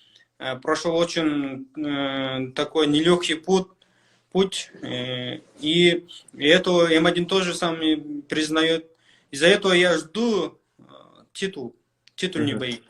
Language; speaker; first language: Russian; non-native, local second language; Kyrgyz